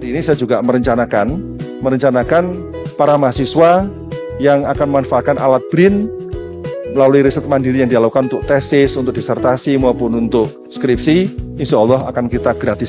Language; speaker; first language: Indonesian; native; Indonesian